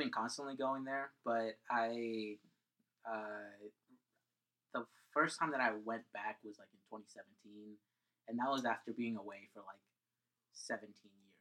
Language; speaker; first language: English; early bilingual, other home language; Spanish